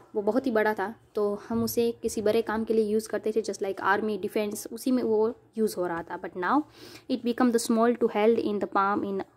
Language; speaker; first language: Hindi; non-native, local second language; Gujarati